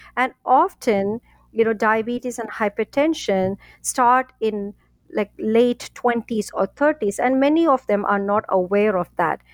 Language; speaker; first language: English; non-native, local second language; Tamil